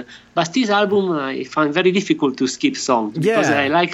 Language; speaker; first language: English; non-native, learner; Italian